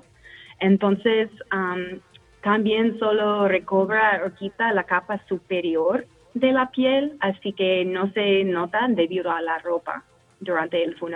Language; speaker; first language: Spanish; non-native, fluent; English